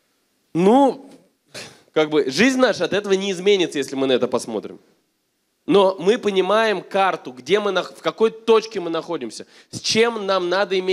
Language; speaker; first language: Russian; native; Russian